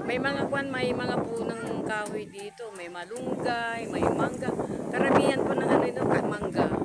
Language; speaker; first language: Filipino; native; Filipino